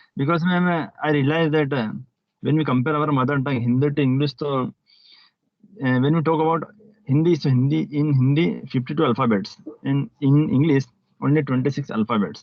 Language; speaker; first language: English; non-native, local second language; Hindi